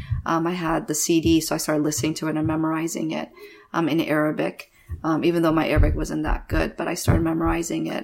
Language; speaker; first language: English; native; English